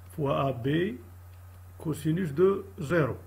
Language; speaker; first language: French; non-native, local second language; Arabic